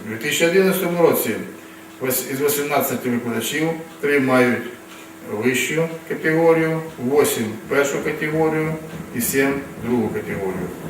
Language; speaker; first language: Ukrainian; non-native, local second language; Russian